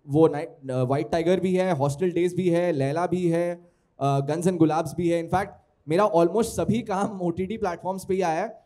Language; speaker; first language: Hindi; non-native, local second language; Telugu